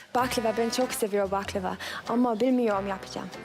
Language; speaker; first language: Turkish; non-native, learner; English